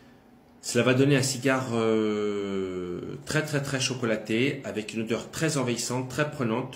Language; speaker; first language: French; native; French